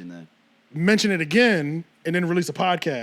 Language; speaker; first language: English; native; English